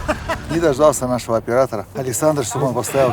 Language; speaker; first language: Russian; native; Russian